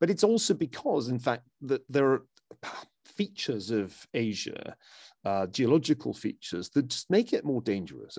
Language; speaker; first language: English; native; English